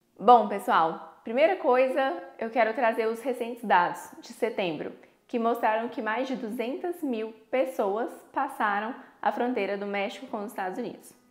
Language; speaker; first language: Portuguese; native; Portuguese